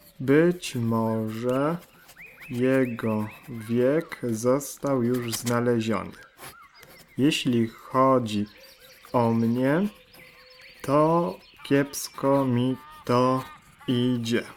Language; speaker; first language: Polish; native; Polish